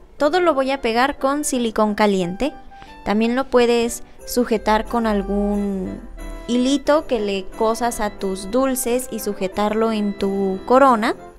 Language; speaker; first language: Spanish; native; Spanish